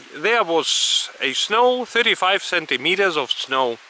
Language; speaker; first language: English; non-native, fluent; Russian